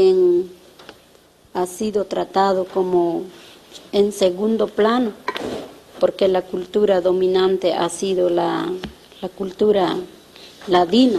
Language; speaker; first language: Spanish; non-native, local second language; Kaqchikel